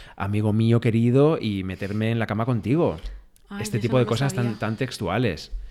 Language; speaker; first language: Spanish; non-native, local second language; Galician